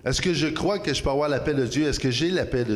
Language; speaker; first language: French; native; French